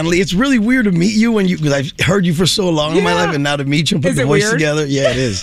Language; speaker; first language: English; early bilingual, other home language; Spanish